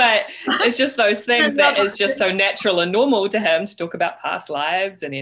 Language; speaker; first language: English; native; English